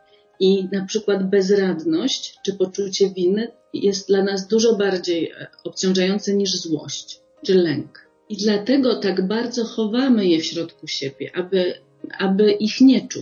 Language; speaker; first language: Polish; native; Polish